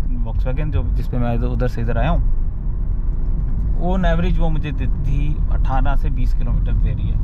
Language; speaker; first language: Urdu; native; Urdu